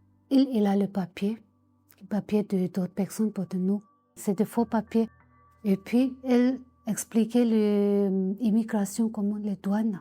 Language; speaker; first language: French; non-native, learner; Tibetan